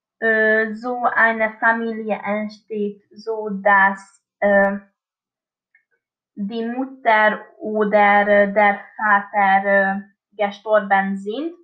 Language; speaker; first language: German; non-native, learner; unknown